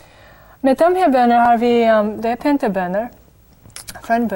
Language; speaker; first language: Swedish; non-native, fluent; English